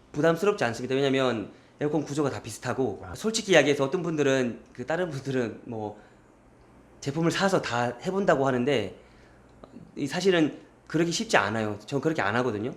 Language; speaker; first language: Korean; early bilingual, heritage; Korean